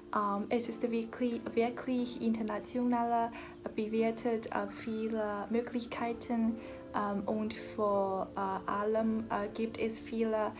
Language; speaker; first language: German; non-native, learner; Chinese